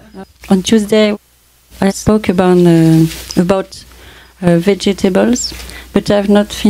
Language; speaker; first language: English; non-native, fluent; French